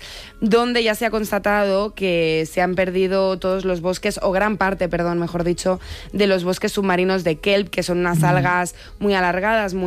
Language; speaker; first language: Spanish; native; Spanish